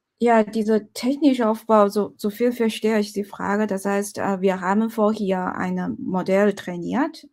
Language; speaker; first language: German; non-native, fluent; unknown